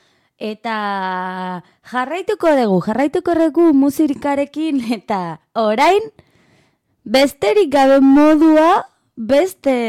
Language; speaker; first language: Basque; non-native, learner; Spanish